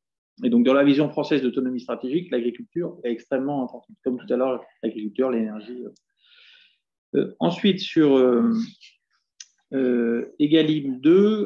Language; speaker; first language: French; native; French